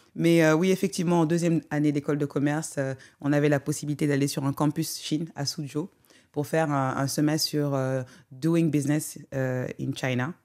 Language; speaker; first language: French; non-native, local second language; Wolof